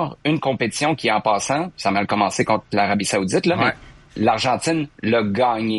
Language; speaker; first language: French; native; French